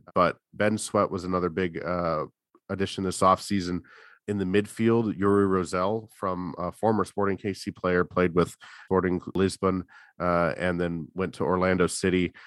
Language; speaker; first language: English; native; English